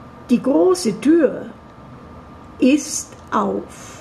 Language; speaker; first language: German; non-native, fluent; Portuguese